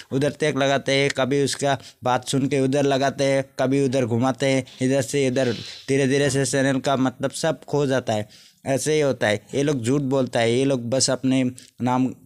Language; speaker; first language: Hindi; non-native, local second language; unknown